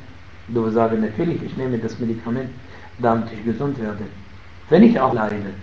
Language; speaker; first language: German; non-native, fluent; Arabic